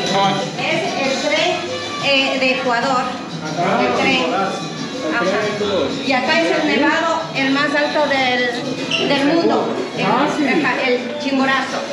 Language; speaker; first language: Spanish; native; Spanish